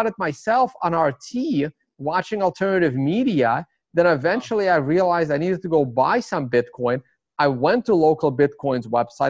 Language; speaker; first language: English; early bilingual, other home language; Russian